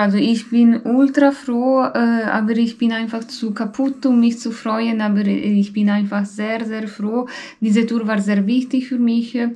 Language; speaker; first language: German; non-native, fluent; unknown